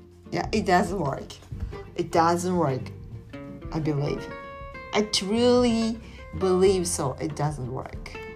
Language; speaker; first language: English; non-native, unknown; Japanese